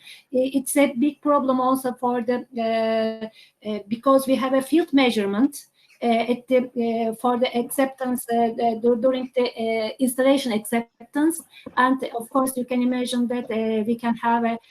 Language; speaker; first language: English; non-native, learner; Turkish